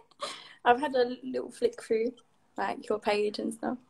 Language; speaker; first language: English; native; English